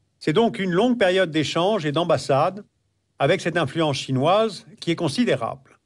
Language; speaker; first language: French; native; French